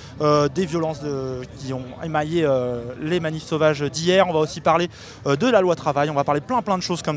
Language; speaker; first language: French; native; French